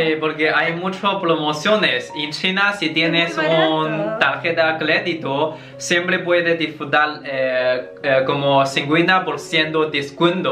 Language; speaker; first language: Spanish; non-native, learner; Chinese